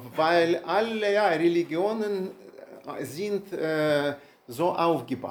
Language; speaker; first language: German; non-native, learner; Russian